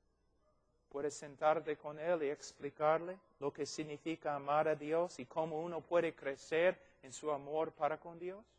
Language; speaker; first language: Spanish; non-native, fluent; English